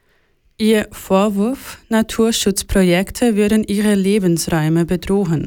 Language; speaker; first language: German; native; German